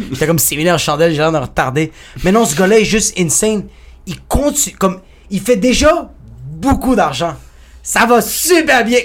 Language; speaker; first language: French; early bilingual, other home language; Spanish